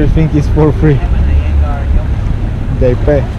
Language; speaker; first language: English; non-native, learner; Bulgarian